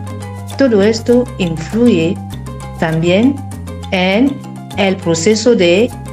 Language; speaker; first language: Spanish; non-native, fluent; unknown